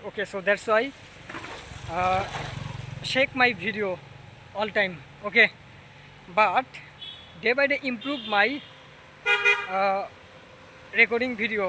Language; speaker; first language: English; non-native, learner; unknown